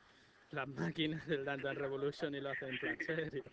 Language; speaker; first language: Spanish; native; Spanish